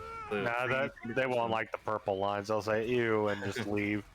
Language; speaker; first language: English; native; English